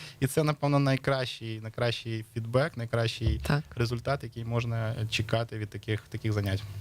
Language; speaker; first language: Ukrainian; native; Ukrainian